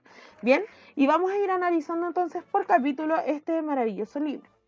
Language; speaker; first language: Spanish; native; Spanish